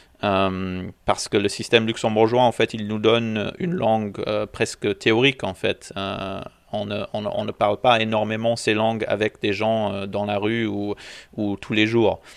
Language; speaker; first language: French; non-native, local second language; English